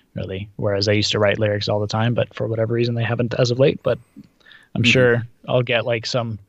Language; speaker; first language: English; early bilingual, other home language; Russian